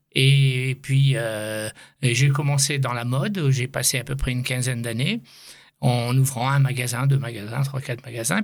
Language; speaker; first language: French; native; French